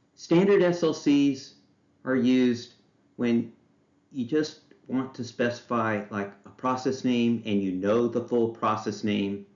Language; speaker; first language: English; native; English